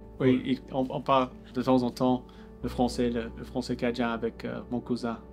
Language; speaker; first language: French; non-native, local second language; English